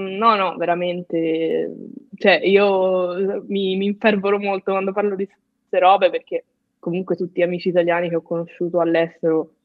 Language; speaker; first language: Italian; native; Italian